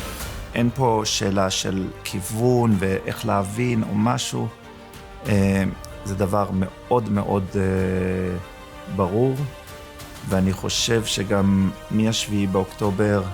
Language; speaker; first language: Hebrew; early bilingual, other home language; German